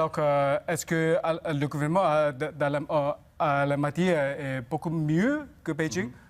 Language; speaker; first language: French; non-native, fluent; Chinese